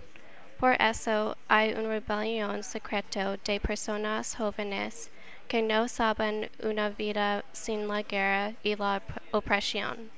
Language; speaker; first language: Spanish; non-native, learner; English